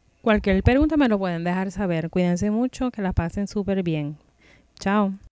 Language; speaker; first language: Spanish; native; Spanish